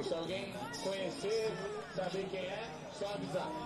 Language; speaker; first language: Portuguese; native; Portuguese